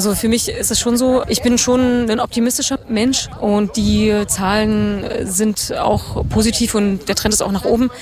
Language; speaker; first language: German; native; German